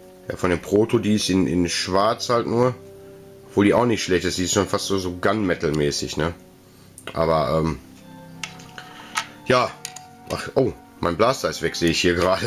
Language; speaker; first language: German; native; German